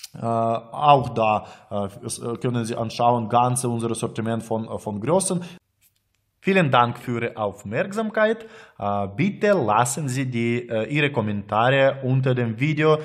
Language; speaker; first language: German; non-native, learner; Russian